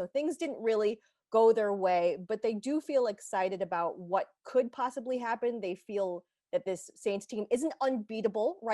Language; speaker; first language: English; native; English